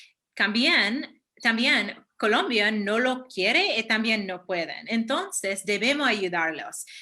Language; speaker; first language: Spanish; early bilingual, heritage; Spanish